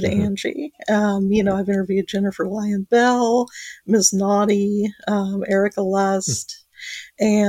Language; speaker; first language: English; native; English